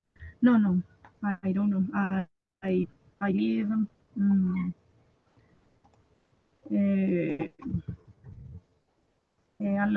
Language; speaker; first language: English; non-native, learner; Spanish